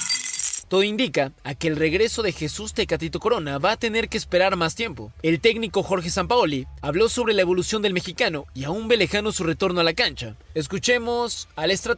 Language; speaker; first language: Spanish; native; Spanish